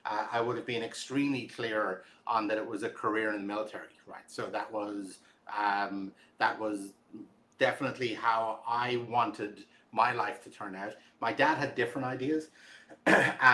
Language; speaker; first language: English; native; English